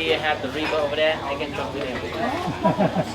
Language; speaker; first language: English; non-native, learner; Vietnamese